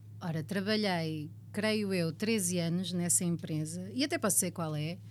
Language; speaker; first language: Portuguese; native; Portuguese